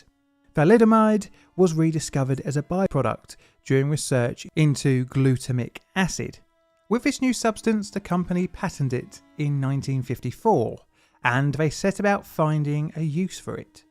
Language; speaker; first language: English; native; English